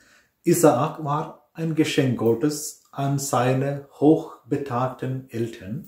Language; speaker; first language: German; non-native, fluent; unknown